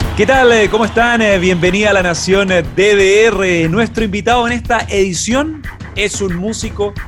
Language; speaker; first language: Spanish; native; Spanish